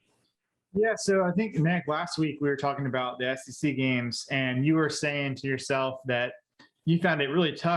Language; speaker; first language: English; native; English